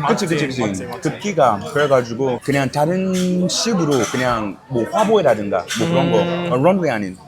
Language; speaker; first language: Korean; non-native, fluent; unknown